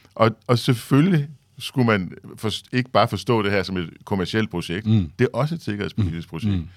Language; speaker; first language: Danish; native; Danish